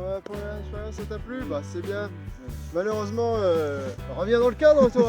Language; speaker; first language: French; native; French